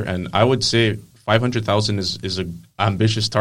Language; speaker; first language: English; non-native, fluent; Greek